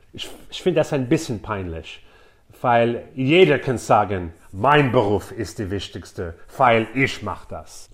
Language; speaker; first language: German; non-native, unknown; English